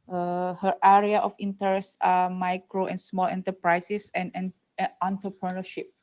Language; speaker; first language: English; non-native, fluent; Indonesian